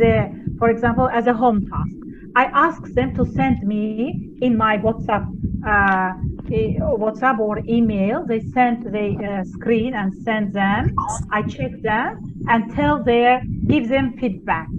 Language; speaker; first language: English; non-native, fluent; Azerbaijani